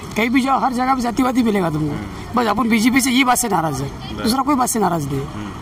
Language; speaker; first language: Hindi; non-native, local second language; Marathi